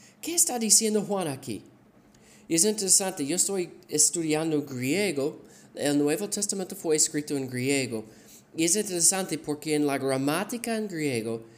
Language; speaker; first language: Spanish; non-native, fluent; English